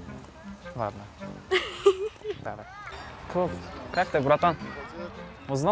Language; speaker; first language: Russian; non-native, local second language; Kazakh